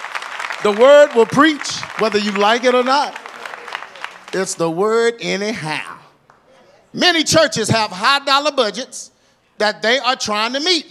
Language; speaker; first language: English; native; English